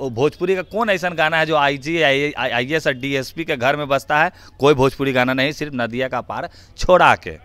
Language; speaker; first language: Hindi; native; Hindi